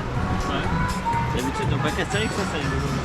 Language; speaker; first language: French; native; French